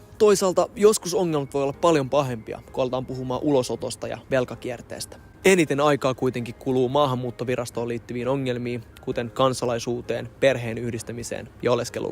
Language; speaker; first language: Finnish; native; Finnish